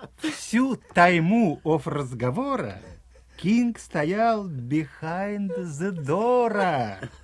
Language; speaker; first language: Russian; native; Russian